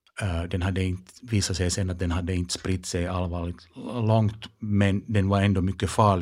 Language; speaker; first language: Swedish; non-native, local second language; Finnish